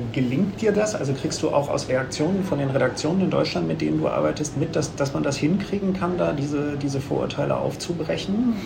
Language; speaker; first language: German; native; German